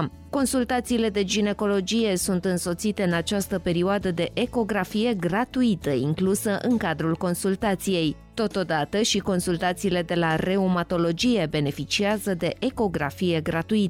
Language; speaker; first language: Romanian; native; Romanian